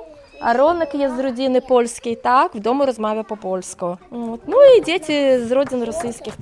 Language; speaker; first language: Polish; non-native, local second language; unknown